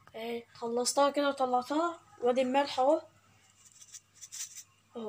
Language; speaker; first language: Arabic; native; Arabic